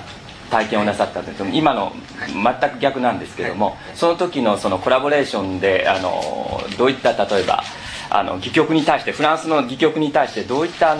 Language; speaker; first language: Japanese; native; Japanese